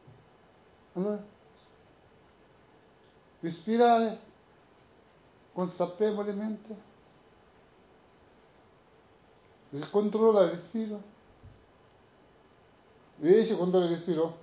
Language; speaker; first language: Italian; non-native, learner; Tibetan